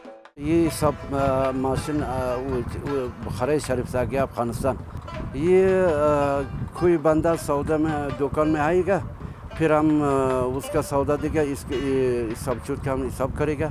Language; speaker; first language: Hindi; non-native, local second language; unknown